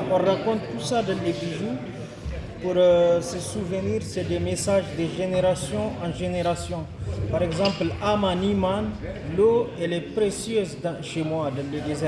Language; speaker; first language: French; non-native, local second language; Tamasheq